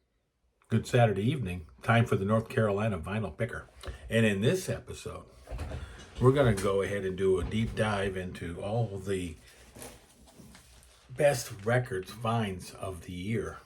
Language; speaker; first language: English; native; English